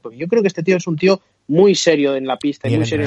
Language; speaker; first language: Spanish; native; Spanish